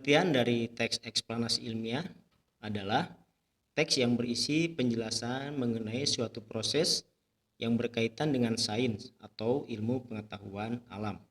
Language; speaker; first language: Indonesian; native; Indonesian